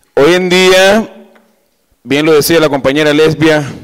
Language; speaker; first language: Spanish; native; Spanish